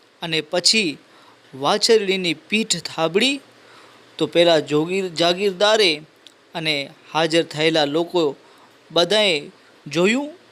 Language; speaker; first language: Gujarati; non-native, local second language; Sindhi